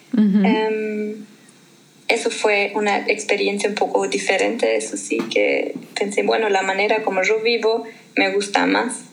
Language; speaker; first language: Spanish; non-native, fluent; German